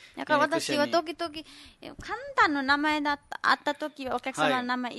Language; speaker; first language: Japanese; non-native, learner; Nepali